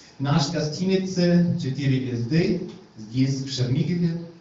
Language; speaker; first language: Russian; non-native, learner; German